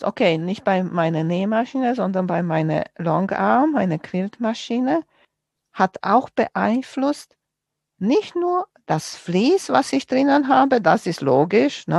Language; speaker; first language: German; non-native, fluent; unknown